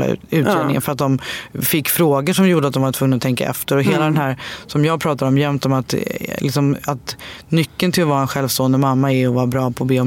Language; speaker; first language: Swedish; native; Swedish